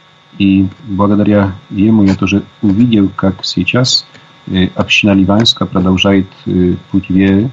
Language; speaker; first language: Russian; non-native, fluent; Polish